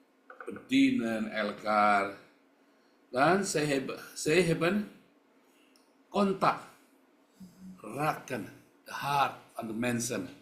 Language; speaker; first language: Dutch; non-native, learner; Indonesian